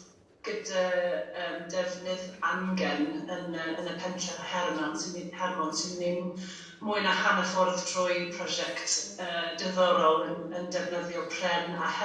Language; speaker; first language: Welsh; non-native, fluent; English